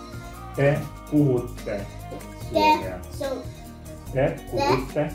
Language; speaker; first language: Finnish; non-native, learner; Russian